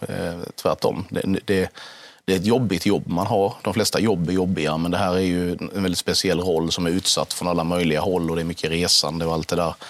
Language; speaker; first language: Swedish; native; Swedish